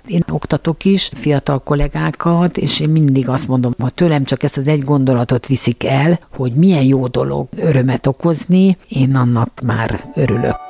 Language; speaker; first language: Hungarian; native; Hungarian